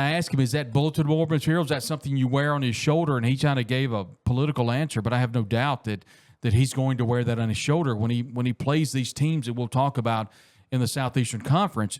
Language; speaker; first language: English; native; English